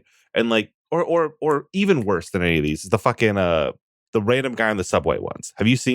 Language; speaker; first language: English; native; English